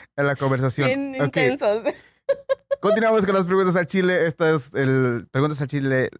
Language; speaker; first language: Spanish; native; Spanish